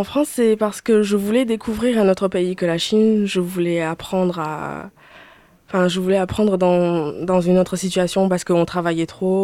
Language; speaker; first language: French; early bilingual, other home language; Chinese